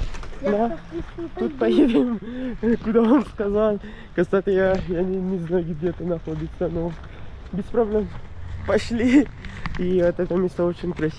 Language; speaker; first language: Russian; non-native, local second language; Kyrgyz